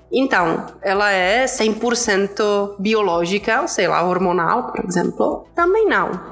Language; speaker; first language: Portuguese; non-native, fluent; Czech